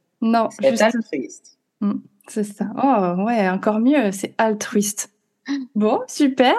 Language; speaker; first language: French; native; French